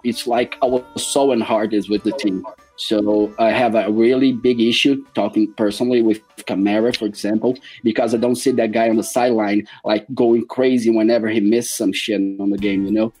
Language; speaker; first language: English; non-native, fluent; Portuguese